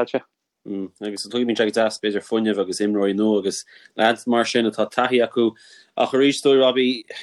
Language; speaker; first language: Irish; non-native, local second language; English